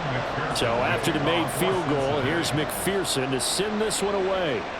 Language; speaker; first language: English; native; English